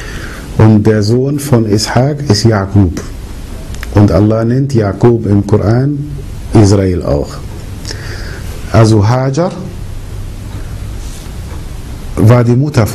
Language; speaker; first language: German; early bilingual, other home language; Arabic